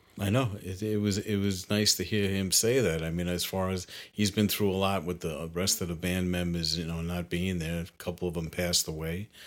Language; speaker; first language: English; native; English